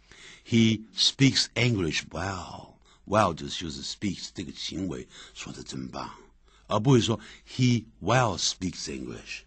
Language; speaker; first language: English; non-native, fluent; Chinese